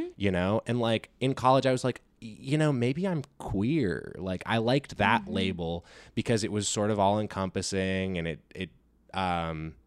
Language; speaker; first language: English; native; English